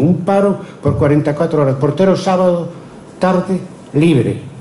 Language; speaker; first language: Spanish; non-native, local second language; Galician